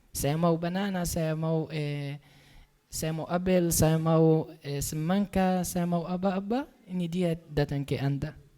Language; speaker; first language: Indonesian; non-native, learner; Arabic